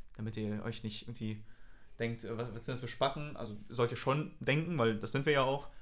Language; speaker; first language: German; native; German